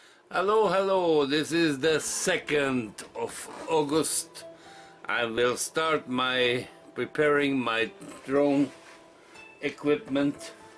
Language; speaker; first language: English; non-native, fluent; German